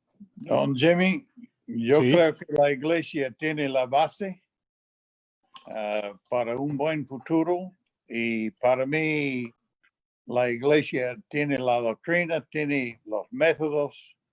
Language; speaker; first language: Spanish; non-native, fluent; English